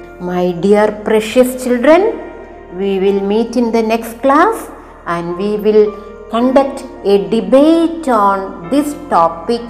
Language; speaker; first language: English; non-native, local second language; Malayalam